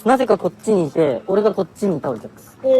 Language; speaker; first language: Japanese; native; Japanese